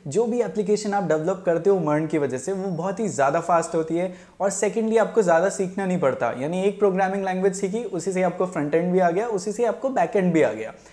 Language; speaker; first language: Hindi; native; Hindi